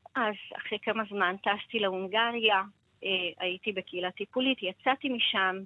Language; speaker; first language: Hebrew; non-native, fluent; Hungarian